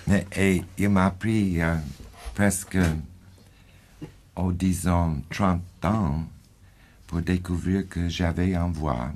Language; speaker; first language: French; non-native, fluent; English